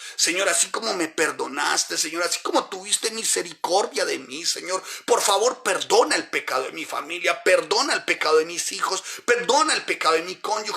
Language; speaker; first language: Spanish; native; Spanish